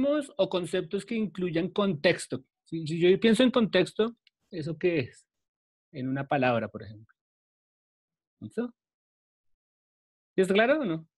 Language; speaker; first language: Spanish; native; Spanish